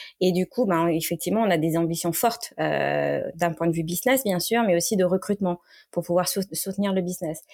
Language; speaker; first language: French; native; French